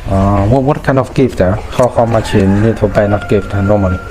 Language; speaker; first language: English; non-native, learner; Chinese